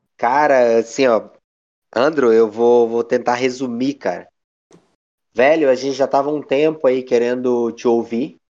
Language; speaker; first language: Portuguese; native; Portuguese